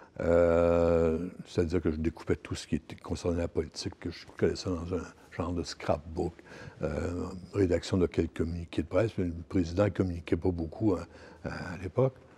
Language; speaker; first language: French; native; French